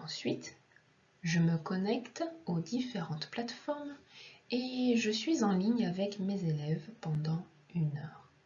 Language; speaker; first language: French; non-native, fluent; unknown